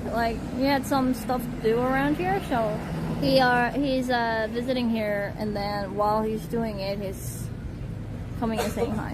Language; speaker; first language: English; non-native, fluent; Korean